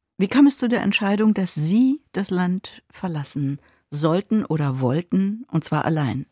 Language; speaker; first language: German; native; German